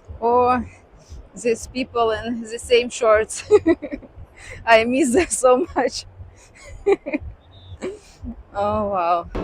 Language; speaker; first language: English; non-native, fluent; Russian